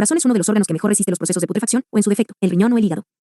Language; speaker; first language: Spanish; native; Spanish